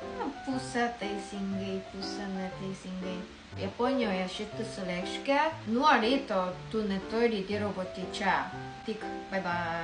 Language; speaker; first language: Lithuanian; non-native, learner; Japanese